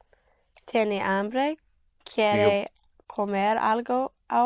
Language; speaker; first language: Spanish; non-native, learner; English